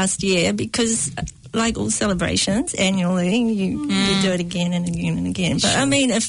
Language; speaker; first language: English; native; English